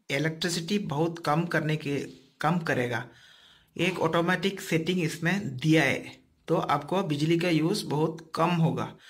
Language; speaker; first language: Hindi; non-native, local second language; Malayalam